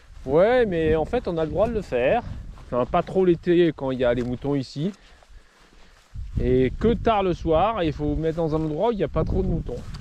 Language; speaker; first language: French; native; French